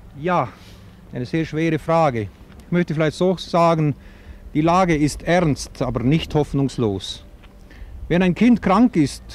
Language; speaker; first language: German; non-native, local second language; Romansh